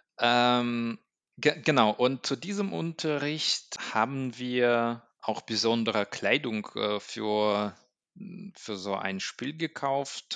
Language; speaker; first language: German; non-native, fluent; Russian